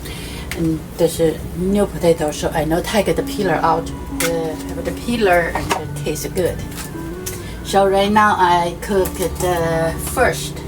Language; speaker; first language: English; non-native, learner; Chinese